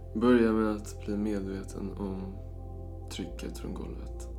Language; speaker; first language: Swedish; early bilingual, other home language; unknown